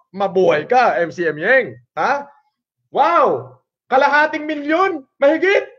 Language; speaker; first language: Filipino; non-native, local second language; Iloko